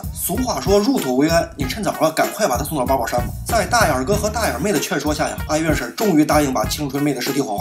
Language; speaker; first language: Chinese; native; Chinese